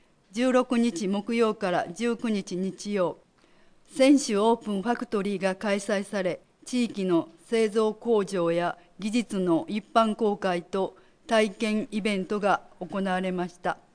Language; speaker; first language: Japanese; native; Japanese